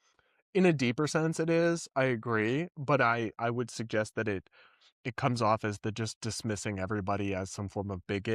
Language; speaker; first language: English; native; English